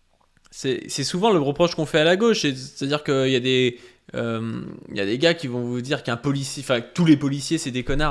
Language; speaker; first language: French; native; French